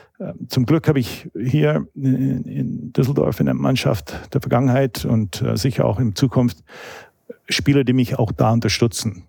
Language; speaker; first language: German; non-native, fluent; English